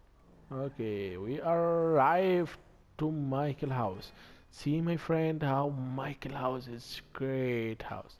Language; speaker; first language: English; non-native, learner; Arabic